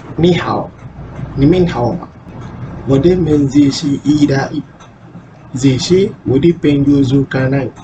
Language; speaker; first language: Chinese; non-native, learner; Malay